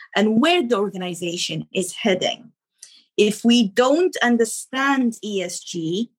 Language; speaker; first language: English; non-native, fluent; Arabic